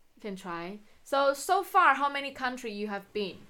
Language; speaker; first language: English; non-native, fluent; Chinese